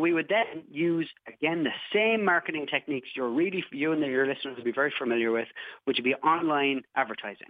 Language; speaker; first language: English; native; English